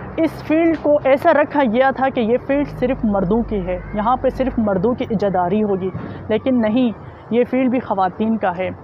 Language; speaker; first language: Urdu; non-native, local second language; Shina